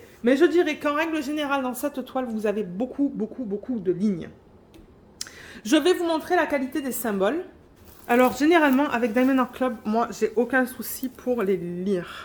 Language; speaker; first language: French; native; French